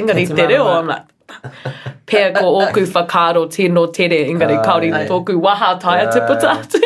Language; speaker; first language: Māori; non-native, learner; English